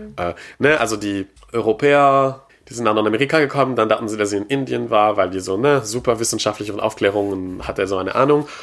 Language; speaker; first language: German; non-native, fluent; French